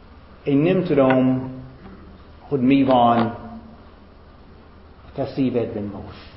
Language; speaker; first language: Hungarian; non-native, fluent; English